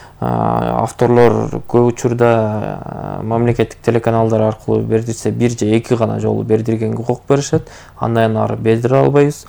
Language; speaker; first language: Kyrgyz; native; Kyrgyz